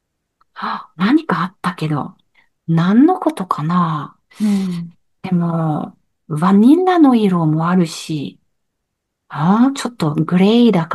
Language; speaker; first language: Japanese; non-native, learner; French